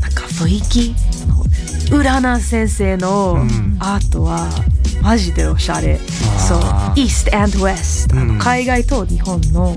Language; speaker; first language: Japanese; non-native, learner; English